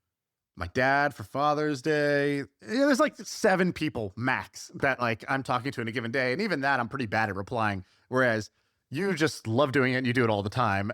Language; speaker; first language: English; native; English